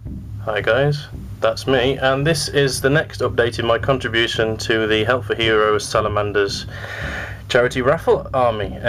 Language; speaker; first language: English; native; English